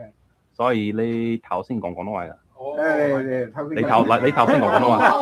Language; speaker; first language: Cantonese; non-native, learner; English